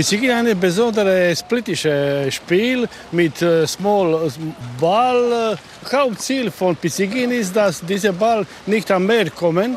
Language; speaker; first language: German; non-native, learner; Croatian